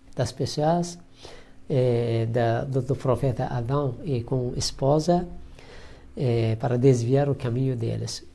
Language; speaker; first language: Portuguese; non-native, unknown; Persian